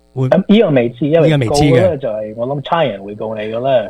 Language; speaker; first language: Chinese; early bilingual, heritage; Cantonese